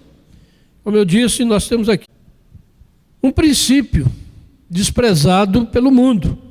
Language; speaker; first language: Portuguese; native; Portuguese